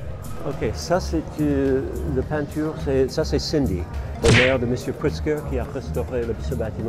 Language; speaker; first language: French; non-native, fluent; English